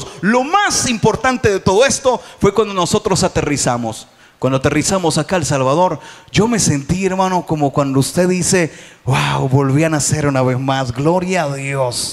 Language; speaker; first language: Spanish; native; Spanish